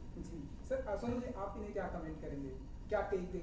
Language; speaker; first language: Hindi; native; Hindi